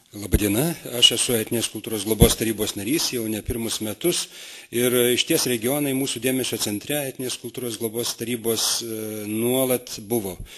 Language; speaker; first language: Lithuanian; native; Lithuanian